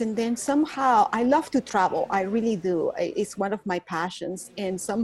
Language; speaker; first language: English; non-native, fluent; Spanish